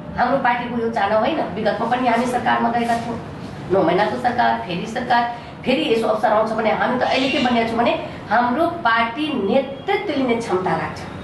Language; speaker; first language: Nepali; non-native, local second language; Maithili